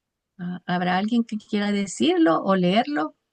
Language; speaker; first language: Spanish; native; Spanish